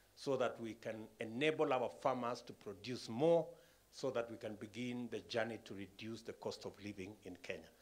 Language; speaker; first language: English; non-native, local second language; Kalenjin